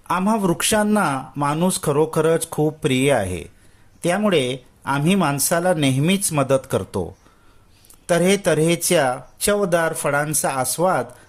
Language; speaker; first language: Marathi; non-native, local second language; Urdu